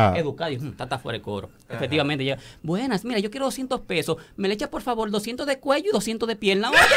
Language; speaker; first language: Spanish; native; Spanish